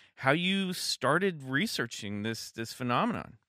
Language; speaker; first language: English; native; English